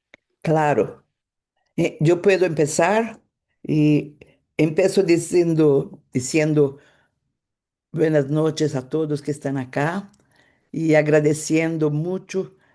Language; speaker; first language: Spanish; non-native, fluent; Portuguese